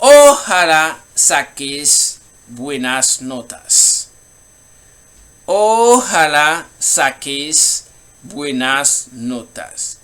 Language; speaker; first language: Spanish; non-native, learner; Haitian Creole